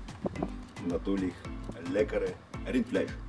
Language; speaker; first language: German; non-native, learner; Russian